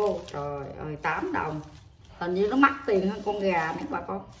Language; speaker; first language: Vietnamese; native; Vietnamese